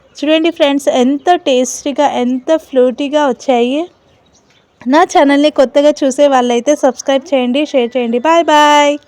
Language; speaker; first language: Telugu; non-native, local second language; Urdu